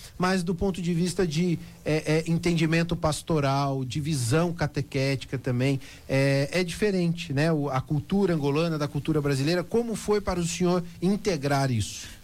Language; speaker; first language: Portuguese; native; Portuguese